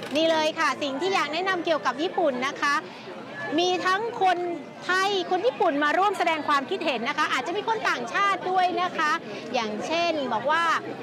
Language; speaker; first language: Thai; native; Thai